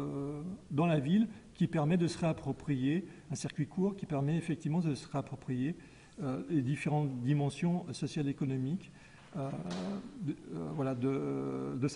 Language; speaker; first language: French; native; French